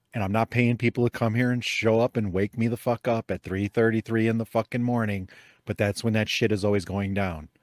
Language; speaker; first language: English; native; English